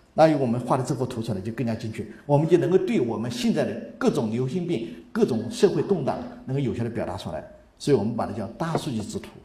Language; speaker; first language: Chinese; native; Chinese